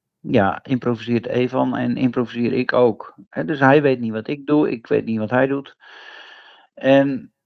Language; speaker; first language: Dutch; native; Dutch